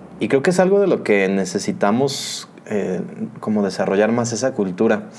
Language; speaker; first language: Spanish; native; Spanish